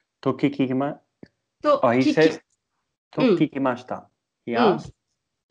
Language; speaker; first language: Japanese; non-native, learner; English